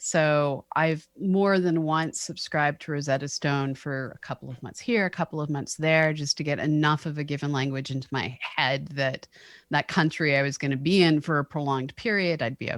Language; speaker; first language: English; native; English